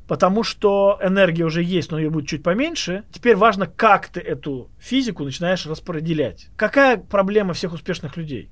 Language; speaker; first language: Russian; native; Russian